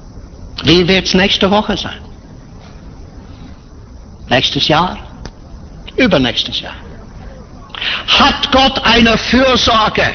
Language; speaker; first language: German; non-native, fluent; English